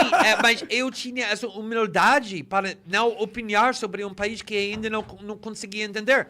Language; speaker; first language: Portuguese; non-native, fluent; English